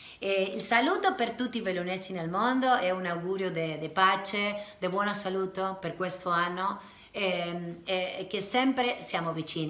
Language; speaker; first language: Italian; non-native, learner; Spanish